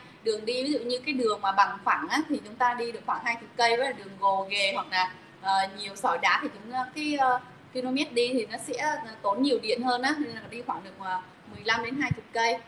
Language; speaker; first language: Vietnamese; native; Vietnamese